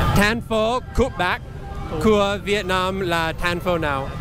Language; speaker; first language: Vietnamese; non-native, learner; English